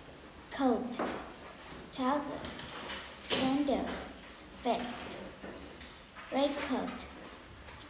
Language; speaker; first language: English; non-native, learner; Vietnamese